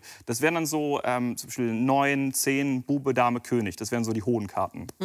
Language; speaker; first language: German; native; German